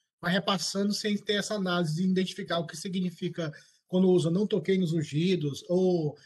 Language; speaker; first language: Portuguese; native; Portuguese